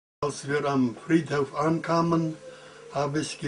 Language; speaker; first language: German; early bilingual, heritage; German